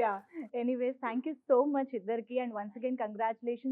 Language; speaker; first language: Telugu; native; Telugu